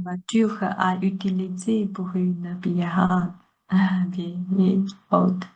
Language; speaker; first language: French; non-native, learner; Chinese